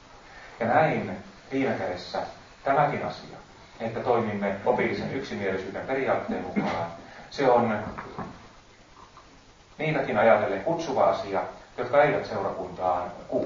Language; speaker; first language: Finnish; native; Finnish